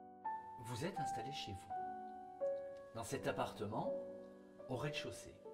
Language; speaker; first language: French; native; French